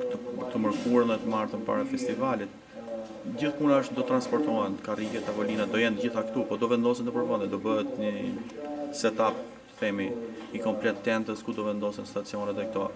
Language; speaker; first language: Albanian; native; Albanian